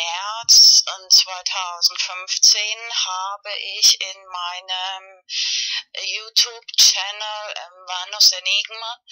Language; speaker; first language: German; non-native, fluent; Spanish